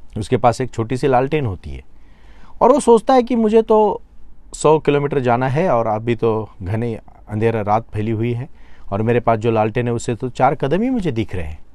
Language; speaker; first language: Hindi; non-native, local second language; Marathi